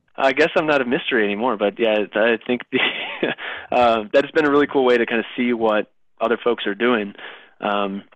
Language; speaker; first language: English; native; English